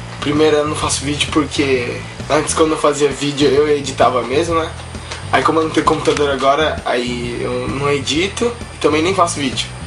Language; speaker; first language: Portuguese; early bilingual, heritage; Portuguese